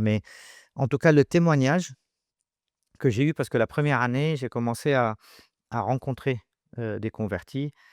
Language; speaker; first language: French; non-native, local second language; Arabic